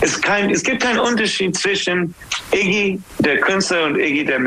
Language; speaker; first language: German; non-native, learner; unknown